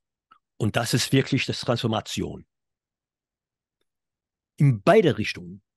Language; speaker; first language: German; non-native, fluent; English